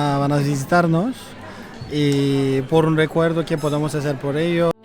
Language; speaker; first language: Spanish; non-native, fluent; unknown